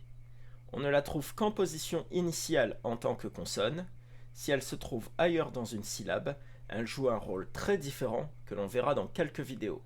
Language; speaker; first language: French; native; French